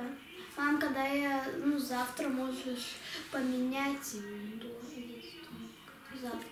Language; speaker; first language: Russian; early bilingual, heritage; Lithuanian